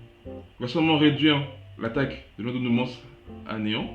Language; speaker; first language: French; native; French